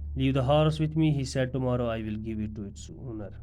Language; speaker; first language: English; non-native, local second language; Urdu